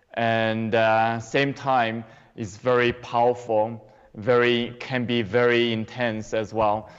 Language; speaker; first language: English; non-native, fluent; Chinese